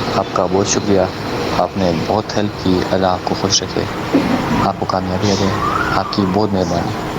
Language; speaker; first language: Urdu; non-native, local second language; Khowar